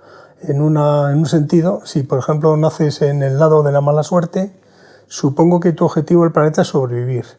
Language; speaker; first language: Spanish; native; Spanish